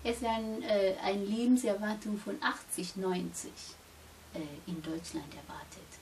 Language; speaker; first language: German; non-native, fluent; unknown